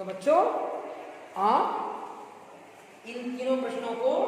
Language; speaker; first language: Hindi; non-native, local second language; Kannada